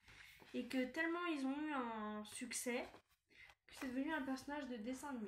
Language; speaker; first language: French; native; French